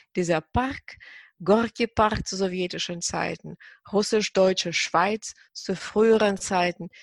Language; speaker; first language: German; non-native, fluent; Tatar